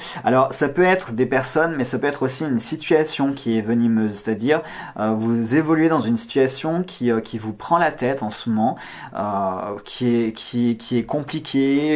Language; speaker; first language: French; native; French